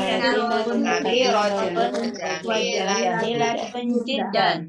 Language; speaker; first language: Arabic; non-native, learner; Indonesian